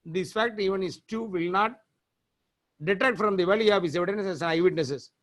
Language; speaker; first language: English; non-native, local second language; Tamil